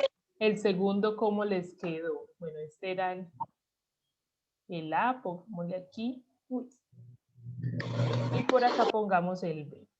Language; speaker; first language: Spanish; native; Spanish